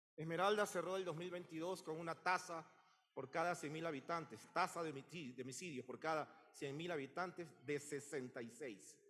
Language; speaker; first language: Spanish; native; Spanish